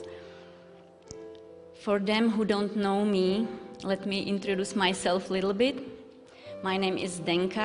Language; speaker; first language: English; non-native, learner; Czech